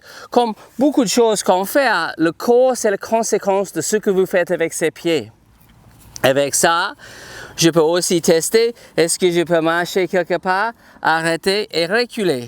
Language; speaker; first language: French; non-native, fluent; English